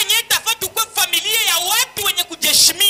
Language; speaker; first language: Swahili; native; Swahili